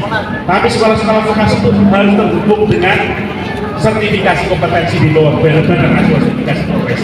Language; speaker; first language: Indonesian; native; Indonesian